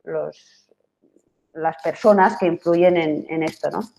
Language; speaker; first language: Spanish; non-native, local second language; Catalan